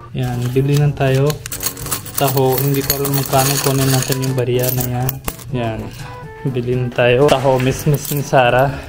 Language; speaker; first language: Filipino; non-native, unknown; Punjabi